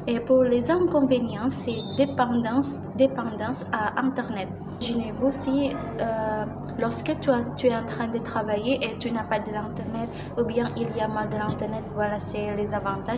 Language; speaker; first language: French; non-native, learner; Indonesian